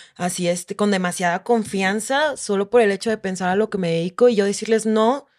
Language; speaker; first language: Spanish; native; Spanish